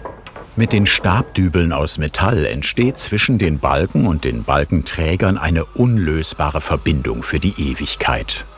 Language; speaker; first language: German; native; German